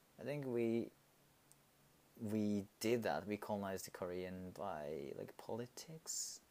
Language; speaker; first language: English; non-native, learner; Japanese